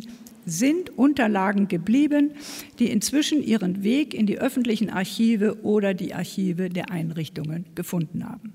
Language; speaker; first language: German; native; German